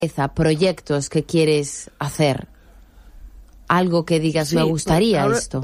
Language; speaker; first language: Spanish; native; Spanish